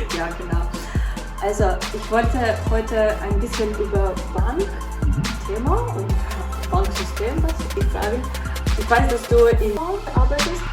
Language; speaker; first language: German; non-native, learner; Ukrainian